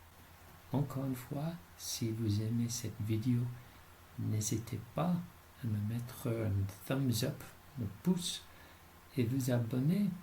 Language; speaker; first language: French; non-native, fluent; English